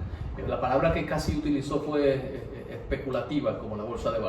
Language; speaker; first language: Spanish; native; Spanish